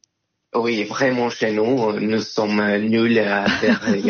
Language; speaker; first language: French; non-native, fluent; Spanish